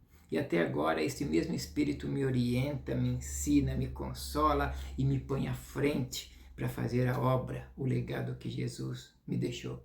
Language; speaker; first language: Portuguese; native; Portuguese